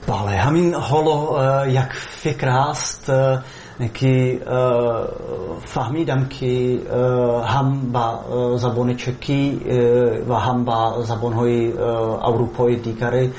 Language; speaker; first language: Persian; non-native, fluent; Slovak